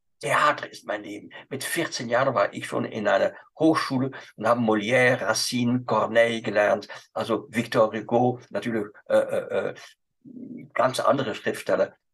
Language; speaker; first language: German; non-native, fluent; French